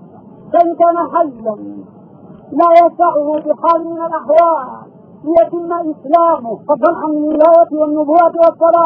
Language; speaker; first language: Arabic; native; Arabic